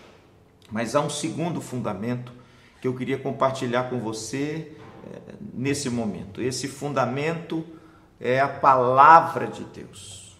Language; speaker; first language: Portuguese; native; Portuguese